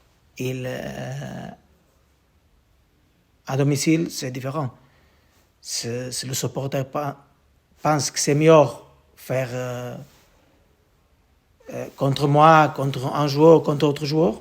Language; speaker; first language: French; non-native, learner; Portuguese